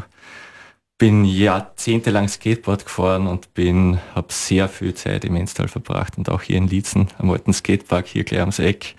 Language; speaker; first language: German; native; German